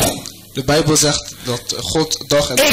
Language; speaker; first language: Dutch; non-native, fluent; French